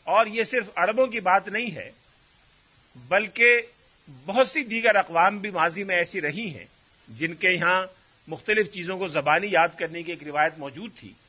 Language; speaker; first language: Urdu; native; Urdu